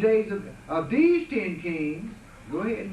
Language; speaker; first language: English; native; English